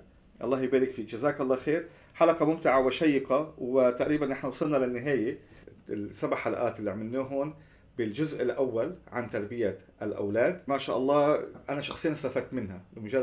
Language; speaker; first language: Arabic; native; Arabic